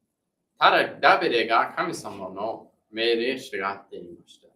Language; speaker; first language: Japanese; non-native, fluent; English